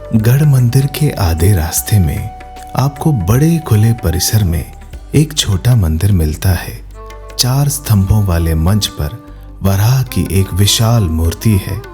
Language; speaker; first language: Hindi; native; Hindi